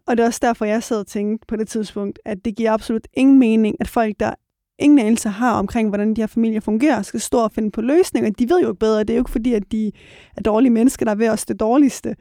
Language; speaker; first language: Danish; early bilingual, other home language; Persian